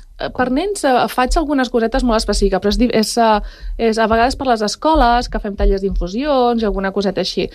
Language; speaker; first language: Catalan; native; Catalan